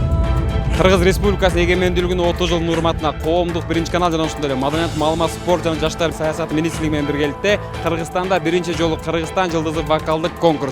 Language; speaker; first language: Kyrgyz; native; Kyrgyz